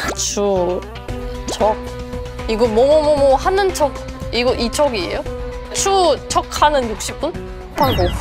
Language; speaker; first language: Korean; non-native, fluent; German